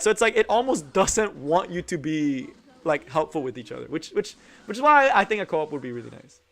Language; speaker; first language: English; native; English